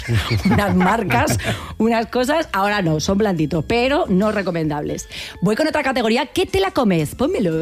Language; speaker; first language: Spanish; native; Spanish